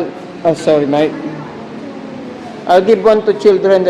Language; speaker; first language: English; non-native, local second language; Filipino